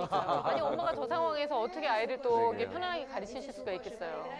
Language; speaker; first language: Korean; native; Korean